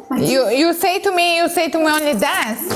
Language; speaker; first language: English; non-native, learner; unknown